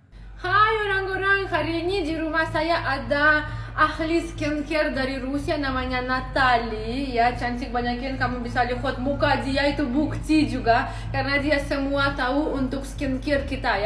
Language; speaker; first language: Indonesian; non-native, learner; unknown